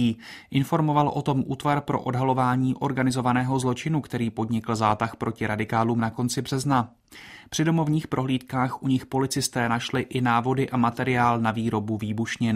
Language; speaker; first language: Czech; native; Czech